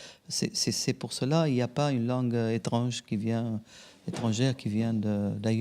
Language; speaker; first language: French; non-native, local second language; Arabic